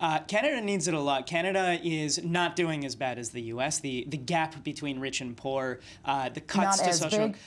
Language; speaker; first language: English; native; English